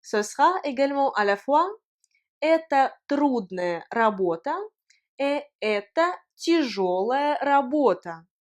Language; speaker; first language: French; non-native, fluent; Russian